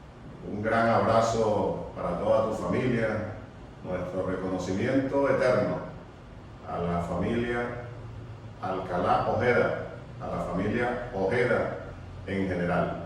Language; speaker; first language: Spanish; native; Spanish